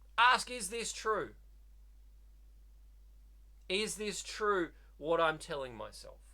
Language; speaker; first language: English; native; English